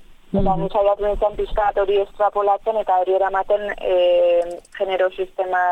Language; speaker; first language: Basque; native; Basque